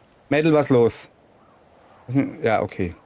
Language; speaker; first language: German; native; German